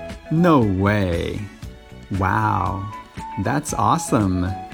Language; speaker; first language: English; non-native, fluent; Chinese